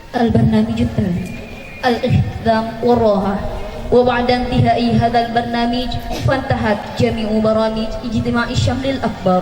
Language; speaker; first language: Arabic; non-native, fluent; Indonesian